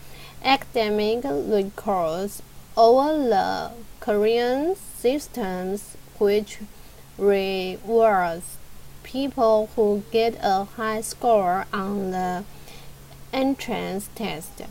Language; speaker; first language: English; non-native, learner; Chinese